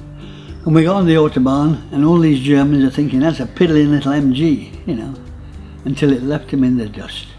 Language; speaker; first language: English; native; English